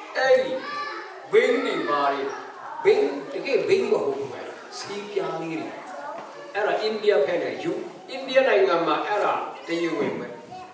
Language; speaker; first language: Burmese; non-native, local second language; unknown